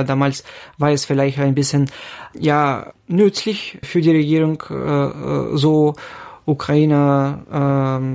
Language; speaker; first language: German; non-native, fluent; Ukrainian